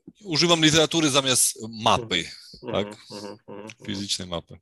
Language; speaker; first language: Polish; non-native, fluent; Georgian